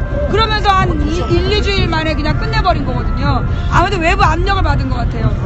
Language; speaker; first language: Korean; native; Korean